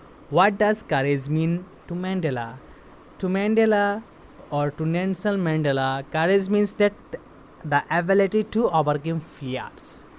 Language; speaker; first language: English; non-native, local second language; Bangla